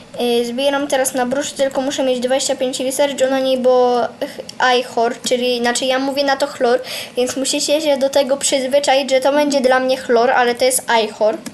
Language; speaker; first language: Polish; native; Polish